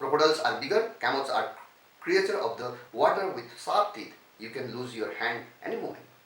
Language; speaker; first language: English; non-native, local second language; Nepali